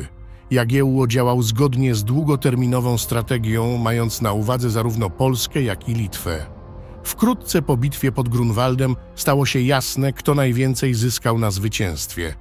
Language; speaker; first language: Polish; native; Polish